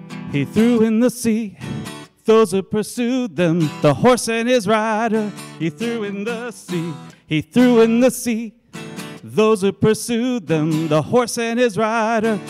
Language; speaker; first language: English; native; English